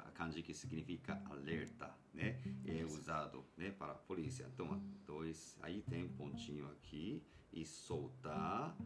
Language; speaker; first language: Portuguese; non-native, fluent; Japanese